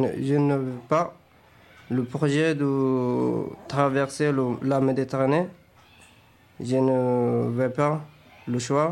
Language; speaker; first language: French; non-native, fluent; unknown